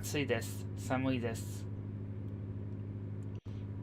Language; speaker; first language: Japanese; non-native, learner; English